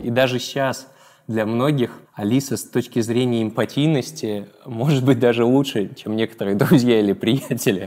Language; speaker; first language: Russian; native; Russian